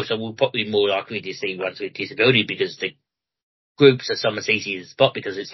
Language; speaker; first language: English; native; English